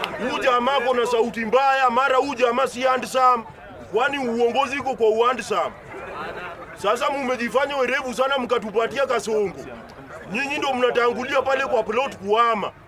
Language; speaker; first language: Swahili; native; Swahili